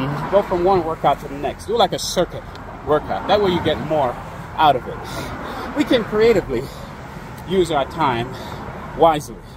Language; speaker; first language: English; native; English